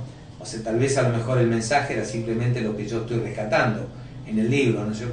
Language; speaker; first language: Spanish; native; Spanish